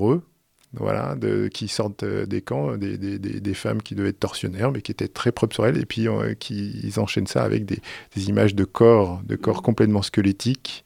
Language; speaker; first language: French; native; French